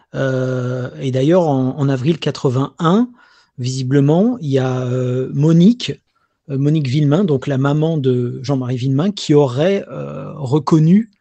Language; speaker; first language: French; native; French